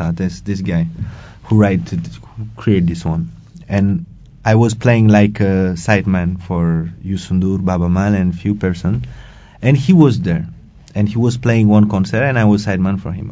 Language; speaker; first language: English; non-native, local second language; Wolof